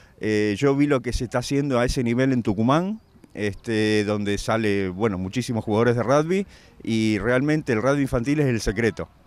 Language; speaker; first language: Spanish; native; Spanish